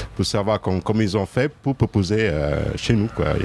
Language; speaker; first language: French; non-native, fluent; Portuguese